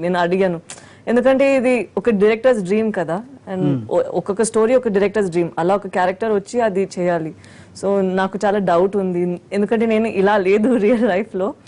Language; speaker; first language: Telugu; non-native, fluent; Tamil